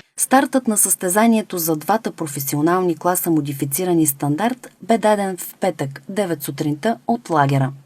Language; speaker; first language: Bulgarian; native; Bulgarian